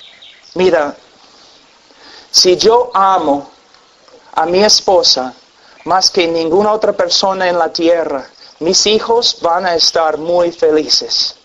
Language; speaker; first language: Spanish; non-native, fluent; English